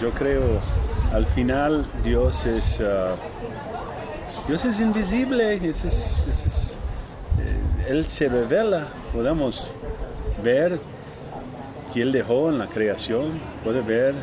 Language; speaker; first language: Spanish; non-native, fluent; Portuguese